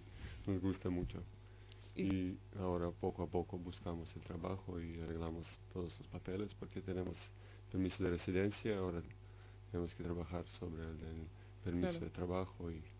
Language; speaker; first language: Spanish; non-native, learner; Serbian